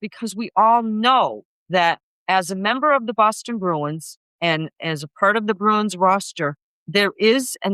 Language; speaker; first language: English; native; English